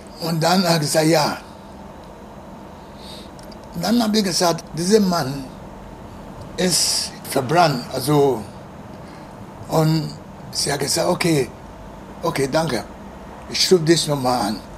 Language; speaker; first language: German; non-native, learner; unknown